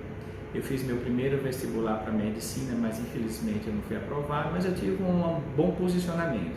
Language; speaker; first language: Portuguese; native; Portuguese